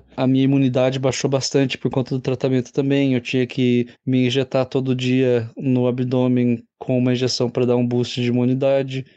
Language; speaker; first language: Portuguese; native; Portuguese